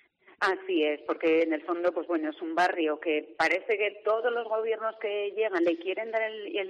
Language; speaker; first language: Spanish; native; Spanish